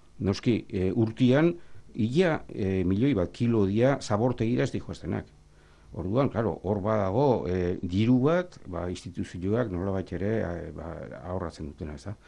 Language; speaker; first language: Basque; native; Basque